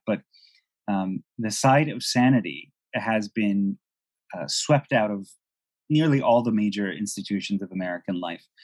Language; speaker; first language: English; non-native, fluent; Persian